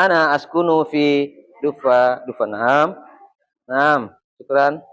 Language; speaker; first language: Arabic; non-native, fluent; Indonesian